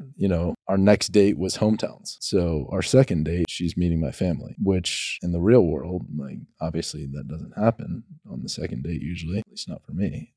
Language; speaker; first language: English; native; English